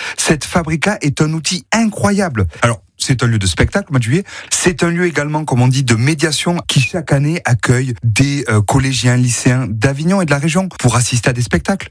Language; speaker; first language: French; native; French